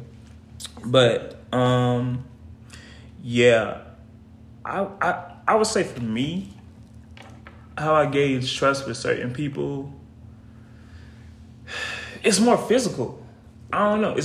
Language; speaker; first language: English; native; English